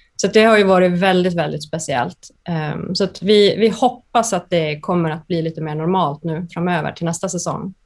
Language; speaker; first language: Swedish; native; Swedish